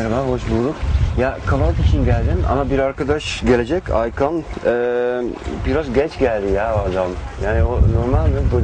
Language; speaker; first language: Turkish; non-native, fluent; Dutch